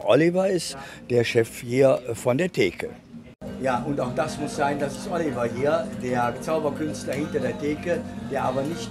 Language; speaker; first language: German; native; German